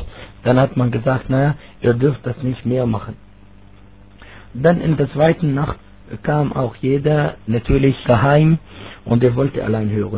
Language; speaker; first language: German; non-native, fluent; Arabic